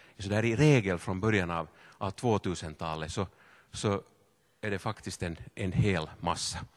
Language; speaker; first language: Swedish; native; Swedish